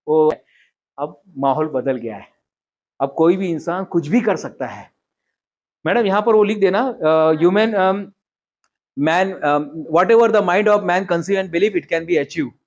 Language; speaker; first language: Hindi; non-native, local second language; Marathi